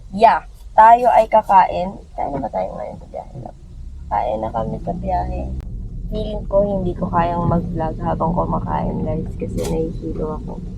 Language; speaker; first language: Filipino; native; Filipino